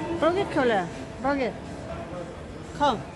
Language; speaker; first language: English; non-native, learner; Spanish